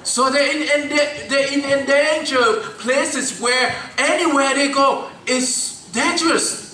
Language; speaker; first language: English; non-native, fluent; Thai